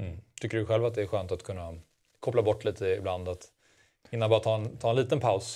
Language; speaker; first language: Swedish; native; Swedish